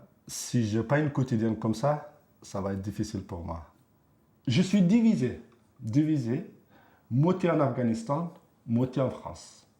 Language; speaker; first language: French; non-native, learner; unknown